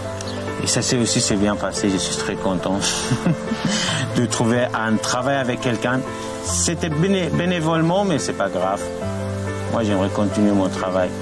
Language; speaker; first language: French; non-native, learner; Arabic